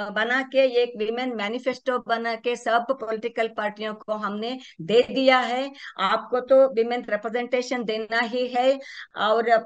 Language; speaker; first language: Hindi; non-native, local second language; Kannada